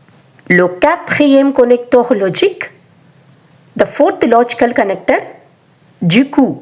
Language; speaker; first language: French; non-native, fluent; Telugu